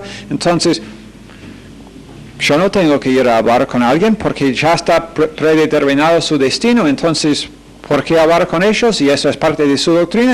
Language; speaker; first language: Spanish; non-native, fluent; English